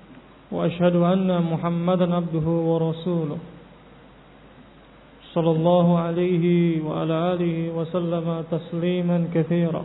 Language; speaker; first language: Arabic; non-native, fluent; Indonesian